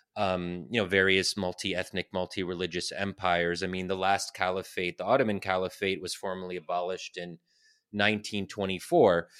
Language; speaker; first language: English; native; English